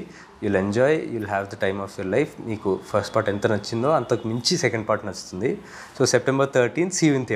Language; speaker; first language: Telugu; native; Telugu